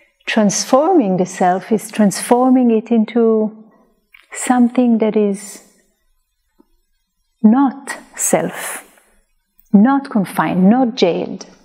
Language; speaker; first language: English; non-native, fluent; Hebrew